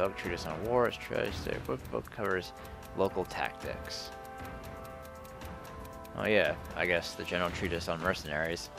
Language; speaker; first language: English; native; English